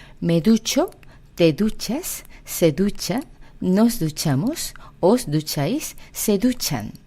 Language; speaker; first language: Spanish; non-native, fluent; Korean